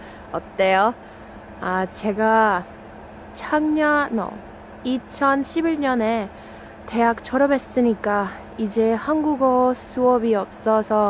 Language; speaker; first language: Korean; non-native, fluent; Somali